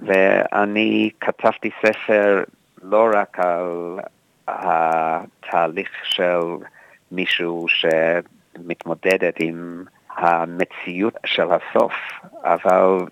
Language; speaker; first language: Hebrew; non-native, fluent; English